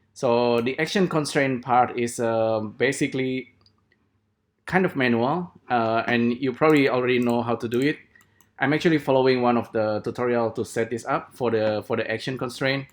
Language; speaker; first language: English; non-native, fluent; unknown